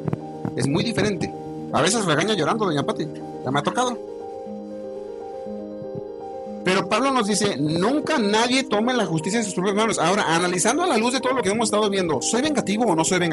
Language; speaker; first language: Spanish; native; Spanish